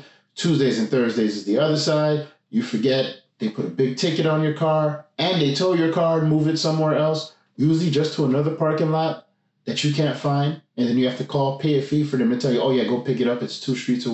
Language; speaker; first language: English; native; English